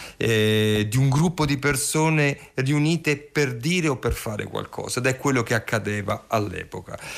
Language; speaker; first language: Italian; native; Italian